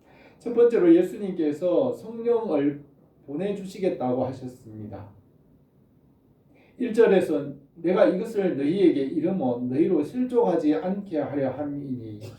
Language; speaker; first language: Korean; native; Korean